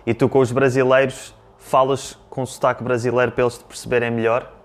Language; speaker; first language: Portuguese; native; Portuguese